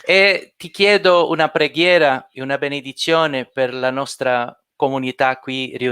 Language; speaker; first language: Italian; non-native, fluent; Portuguese